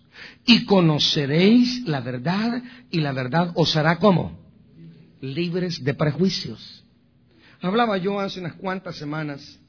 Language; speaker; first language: Spanish; native; Spanish